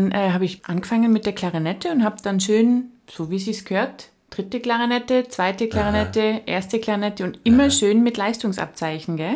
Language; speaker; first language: German; native; German